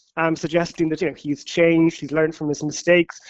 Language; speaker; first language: English; native; English